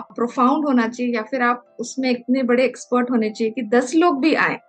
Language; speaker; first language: Hindi; non-native, local second language; Malayalam